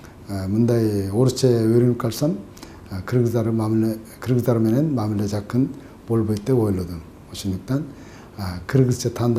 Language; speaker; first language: Kyrgyz; non-native, fluent; Korean